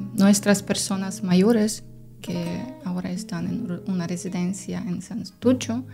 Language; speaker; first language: Spanish; non-native, learner; Ukrainian